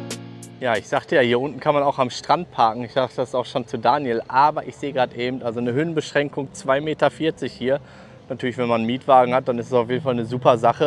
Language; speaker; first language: German; native; German